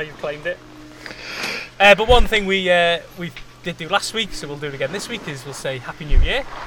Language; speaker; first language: English; native; English